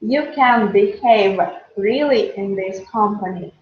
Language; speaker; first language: English; non-native, fluent; Russian